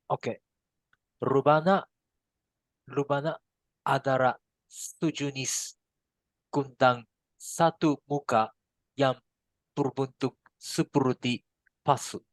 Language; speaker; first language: Indonesian; non-native, learner; Japanese